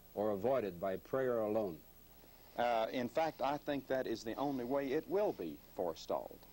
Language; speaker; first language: English; native; English